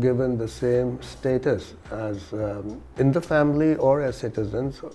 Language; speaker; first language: English; non-native, local second language; Urdu